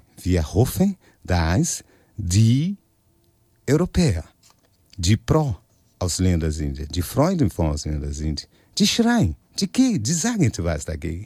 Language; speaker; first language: German; non-native, fluent; Portuguese